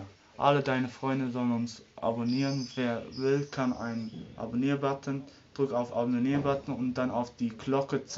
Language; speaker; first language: German; early bilingual, other home language; Serbian